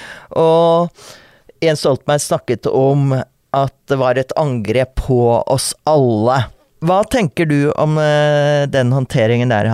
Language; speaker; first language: Norwegian; native; Norwegian